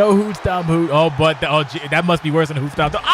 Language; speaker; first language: English; native; English